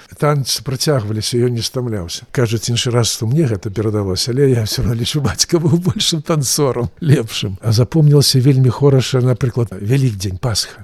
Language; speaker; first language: Belarusian; native; Belarusian